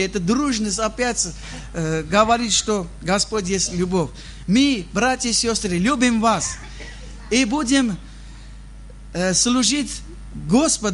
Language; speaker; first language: Russian; non-native, fluent; Armenian